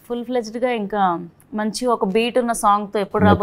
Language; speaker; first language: Telugu; native; Telugu